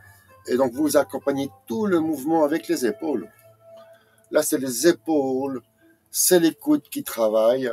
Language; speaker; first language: French; native; French